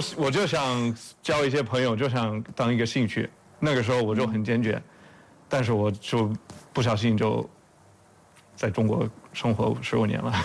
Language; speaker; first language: Chinese; non-native, fluent; English